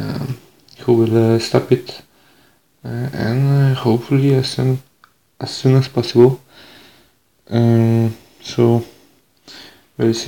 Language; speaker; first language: English; non-native, fluent; Polish